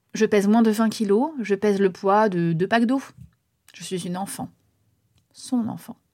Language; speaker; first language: French; native; French